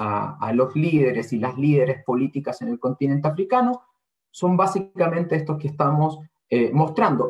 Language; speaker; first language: Spanish; native; Spanish